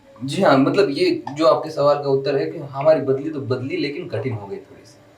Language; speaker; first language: Hindi; non-native, local second language; Marathi